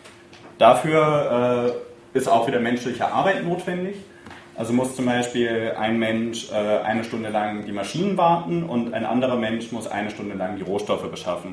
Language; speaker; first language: German; native; German